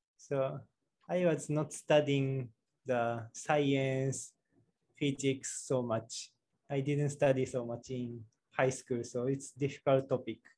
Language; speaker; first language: English; non-native, learner; Japanese